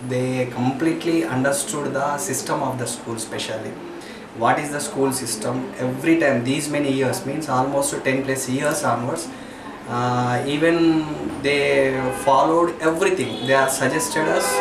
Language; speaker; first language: English; non-native, local second language; Telugu